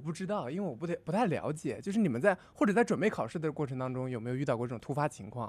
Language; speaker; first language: Chinese; native; Chinese